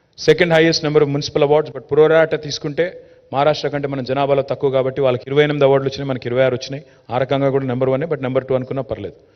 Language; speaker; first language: Telugu; native; Telugu